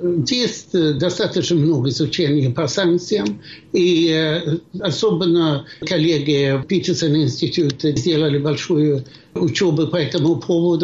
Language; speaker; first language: Russian; non-native, fluent; Swedish